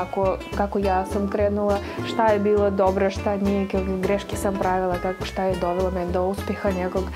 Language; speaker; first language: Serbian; non-native, fluent; Russian